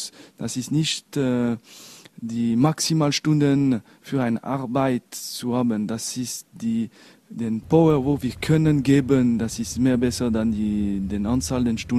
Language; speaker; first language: German; non-native, local second language; French